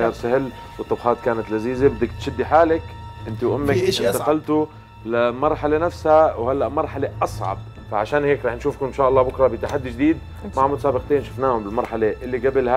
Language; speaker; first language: Arabic; native; Arabic